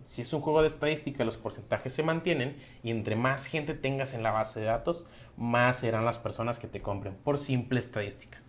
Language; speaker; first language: Spanish; native; Spanish